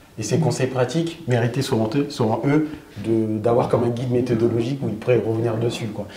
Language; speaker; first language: French; early bilingual, other home language; Fula